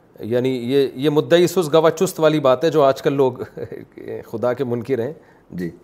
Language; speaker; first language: Urdu; native; Urdu